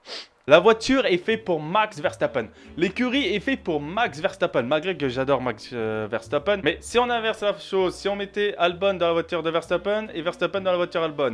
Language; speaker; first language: French; native; French